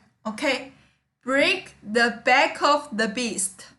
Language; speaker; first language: English; non-native, learner; Chinese